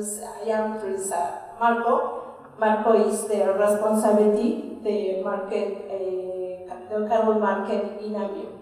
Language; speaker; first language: English; non-native, learner; Spanish